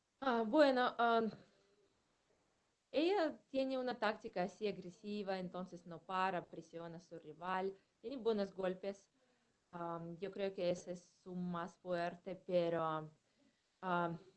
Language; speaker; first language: Spanish; non-native, fluent; Russian